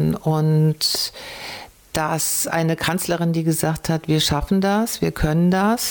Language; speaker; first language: German; native; German